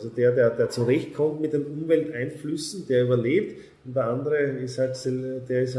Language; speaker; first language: German; native; German